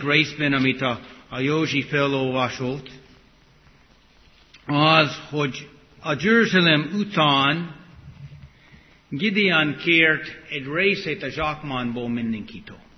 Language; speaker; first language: Hungarian; non-native, fluent; English